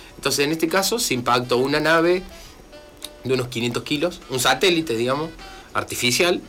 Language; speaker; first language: Spanish; native; Spanish